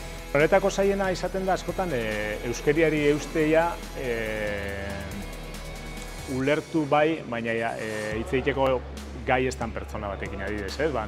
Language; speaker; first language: Basque; native; Basque